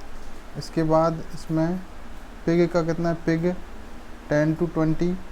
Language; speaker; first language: Hindi; native; Hindi